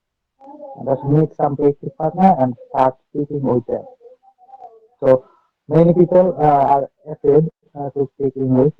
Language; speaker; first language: English; non-native, learner; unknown